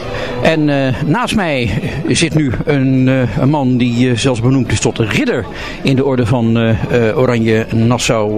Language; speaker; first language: Dutch; native; Dutch